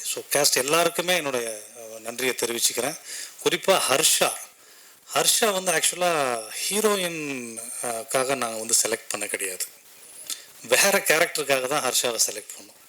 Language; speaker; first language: Tamil; native; Tamil